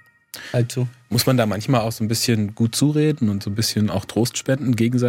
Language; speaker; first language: German; native; German